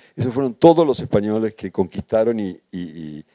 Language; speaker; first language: Spanish; native; Spanish